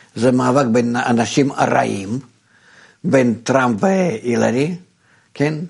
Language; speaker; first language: Hebrew; non-native, fluent; Russian